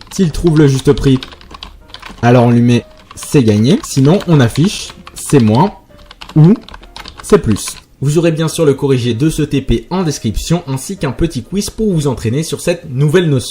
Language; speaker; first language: French; native; French